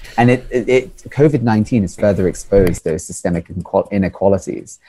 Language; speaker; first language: English; native; English